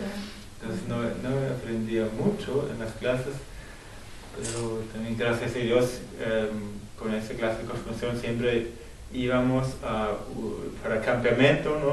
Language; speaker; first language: Spanish; non-native, fluent; German